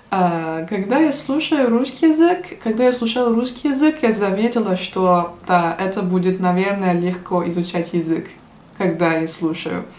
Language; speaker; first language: Russian; non-native, fluent; Turkish